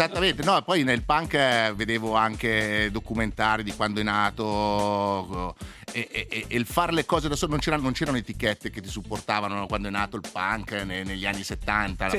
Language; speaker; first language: Italian; native; Italian